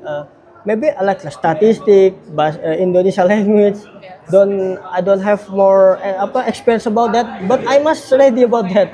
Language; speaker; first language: English; non-native, learner; Indonesian